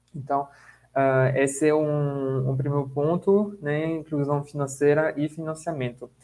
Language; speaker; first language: Portuguese; non-native, fluent; French